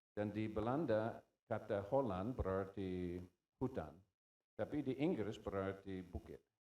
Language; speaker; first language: Indonesian; non-native, fluent; English